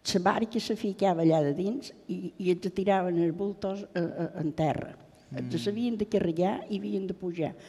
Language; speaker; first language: Catalan; native; Catalan